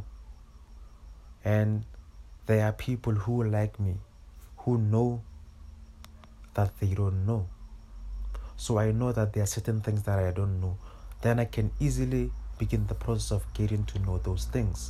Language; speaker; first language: English; non-native, local second language; Northern Sotho